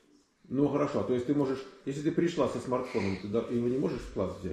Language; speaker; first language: Russian; native; Russian